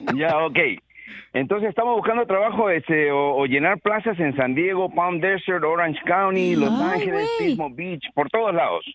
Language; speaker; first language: Spanish; native; Spanish